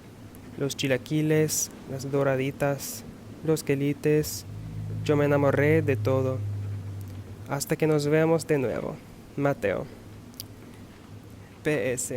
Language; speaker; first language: Spanish; non-native, learner; English